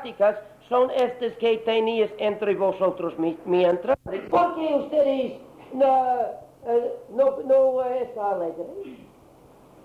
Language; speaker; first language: Spanish; non-native, learner; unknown